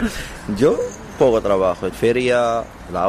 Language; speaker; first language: Spanish; non-native, learner; Arabic